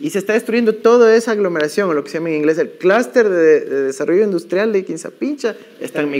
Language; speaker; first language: Spanish; native; Spanish